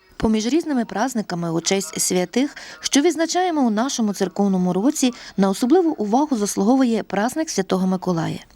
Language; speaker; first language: Ukrainian; native; Ukrainian